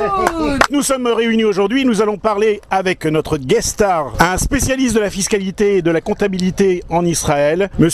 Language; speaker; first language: French; native; French